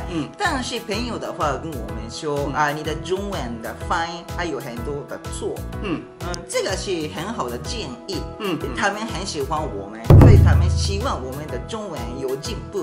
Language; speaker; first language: Chinese; non-native, fluent; Japanese